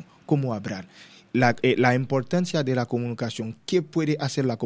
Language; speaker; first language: Spanish; non-native, learner; Haitian Creole